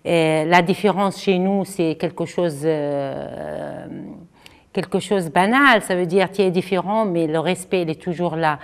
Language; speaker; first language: French; non-native, fluent; Arabic